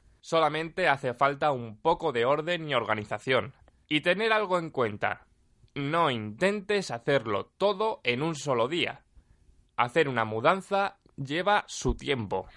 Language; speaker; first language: Spanish; native; Spanish